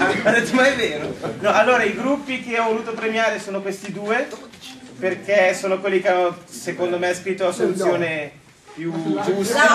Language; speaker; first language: Italian; native; Italian